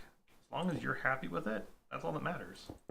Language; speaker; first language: English; native; English